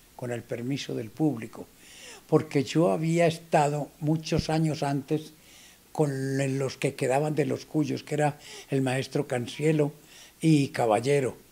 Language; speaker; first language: Spanish; native; Spanish